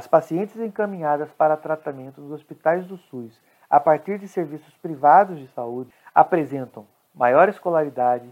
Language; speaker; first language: Portuguese; native; Portuguese